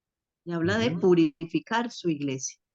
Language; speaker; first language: Spanish; native; Spanish